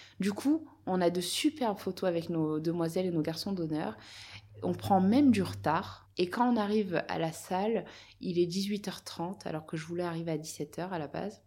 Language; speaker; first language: French; native; French